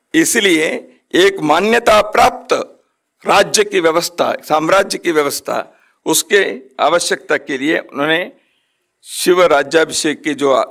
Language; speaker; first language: Hindi; non-native, local second language; Kannada